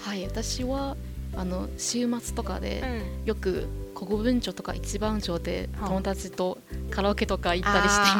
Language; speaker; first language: Japanese; non-native, fluent; Chinese